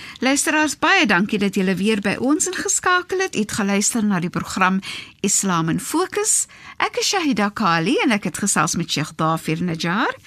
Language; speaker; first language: Afrikaans; native; Afrikaans